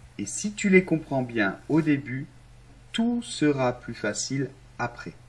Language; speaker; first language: French; non-native, fluent; Arabic